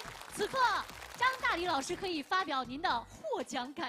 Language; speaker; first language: Chinese; native; Chinese